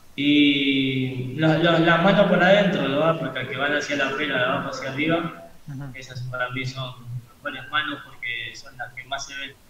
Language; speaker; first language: Spanish; native; Spanish